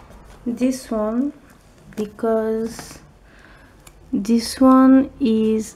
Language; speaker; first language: English; non-native, learner; French